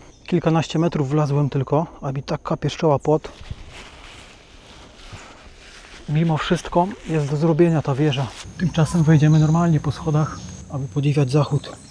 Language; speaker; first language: Polish; native; Polish